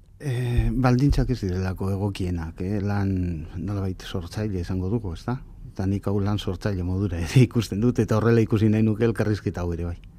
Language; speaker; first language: Basque; native; Basque